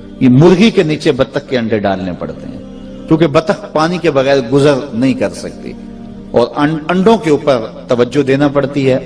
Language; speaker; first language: Urdu; non-native, local second language; Punjabi